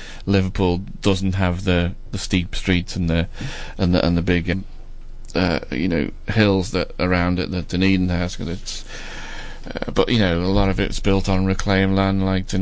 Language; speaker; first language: English; native; English